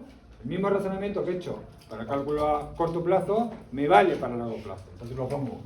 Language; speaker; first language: Spanish; native; Spanish